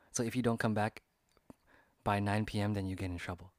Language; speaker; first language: English; early bilingual, other home language; Vietnamese